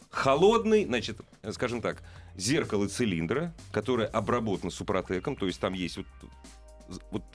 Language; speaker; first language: Russian; native; Russian